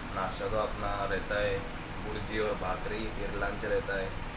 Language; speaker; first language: Hindi; non-native, local second language; Marathi